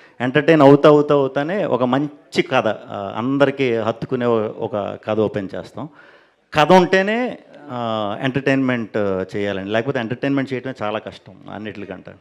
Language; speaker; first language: Telugu; native; Telugu